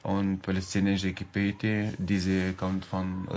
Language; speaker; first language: German; non-native, learner; Arabic